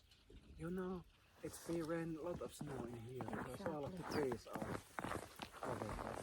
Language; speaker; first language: English; non-native, learner; Finnish